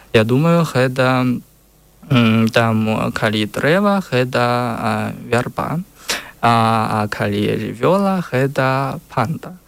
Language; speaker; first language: Belarusian; non-native, learner; Chinese